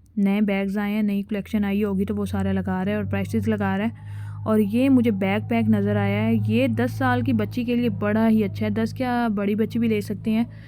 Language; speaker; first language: Urdu; non-native, local second language; Punjabi